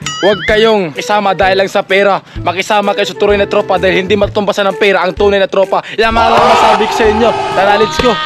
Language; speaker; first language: Filipino; non-native, local second language; Cebuano